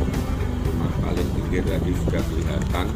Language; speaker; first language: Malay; non-native, local second language; Javanese